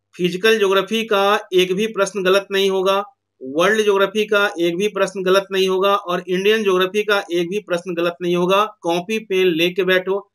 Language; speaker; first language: Hindi; native; Hindi